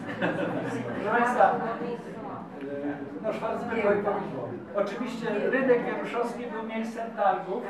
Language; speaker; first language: Polish; native; Polish